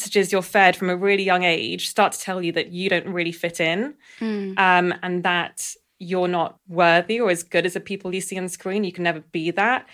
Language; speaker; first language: English; native; English